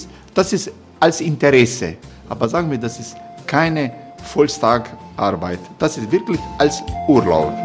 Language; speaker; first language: German; non-native, learner; Croatian